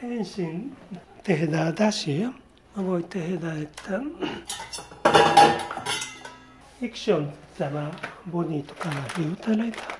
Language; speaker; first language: Finnish; non-native, learner; Japanese